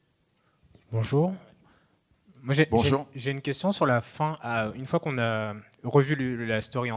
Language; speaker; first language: French; native; French